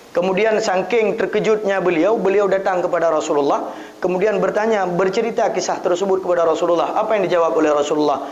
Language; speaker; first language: Malay; non-native, local second language; Achinese